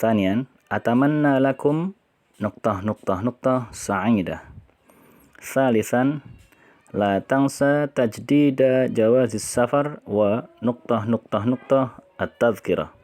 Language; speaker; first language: Arabic; non-native, fluent; Indonesian